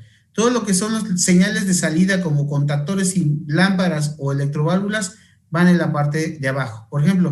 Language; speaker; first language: Spanish; native; Spanish